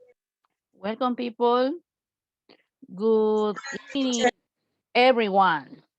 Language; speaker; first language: English; non-native, fluent; Spanish